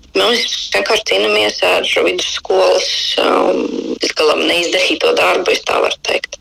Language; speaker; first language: Latvian; native; Latvian